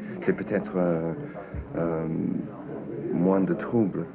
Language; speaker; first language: French; non-native, fluent; English